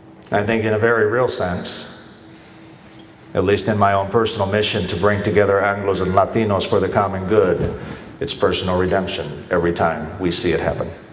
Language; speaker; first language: English; early bilingual, other home language; Spanish